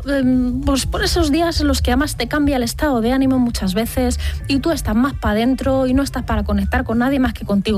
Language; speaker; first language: Spanish; native; Spanish